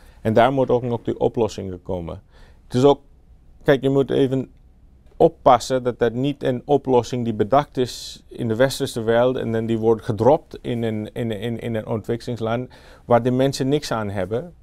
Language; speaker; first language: Dutch; non-native, fluent; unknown